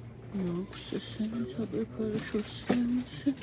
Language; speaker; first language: Georgian; early bilingual, heritage; Georgian